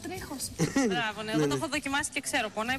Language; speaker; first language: Greek; native; Greek